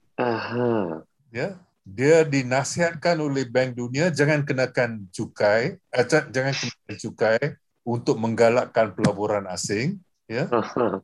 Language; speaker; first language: Malay; non-native, local second language; English